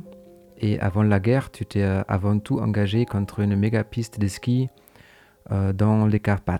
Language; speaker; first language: French; native; French